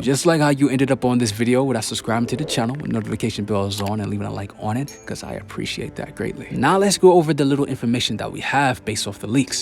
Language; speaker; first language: English; native; English